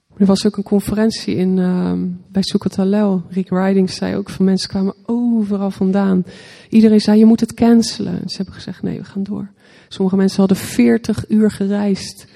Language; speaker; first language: Dutch; native; Dutch